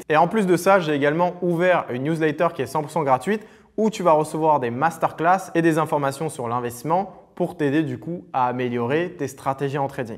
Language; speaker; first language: French; native; French